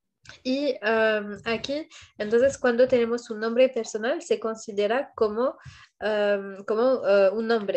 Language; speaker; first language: Spanish; non-native, fluent; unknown